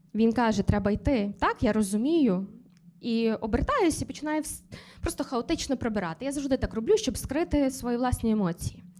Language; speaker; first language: Ukrainian; native; Ukrainian